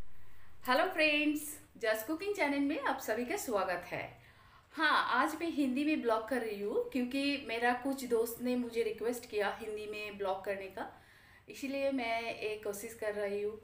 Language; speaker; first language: Hindi; non-native, local second language; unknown